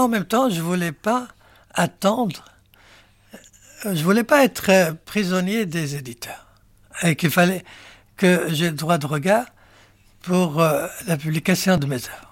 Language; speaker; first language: French; non-native, local second language; Arabic